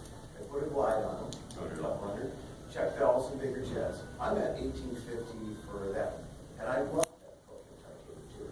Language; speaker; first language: English; native; English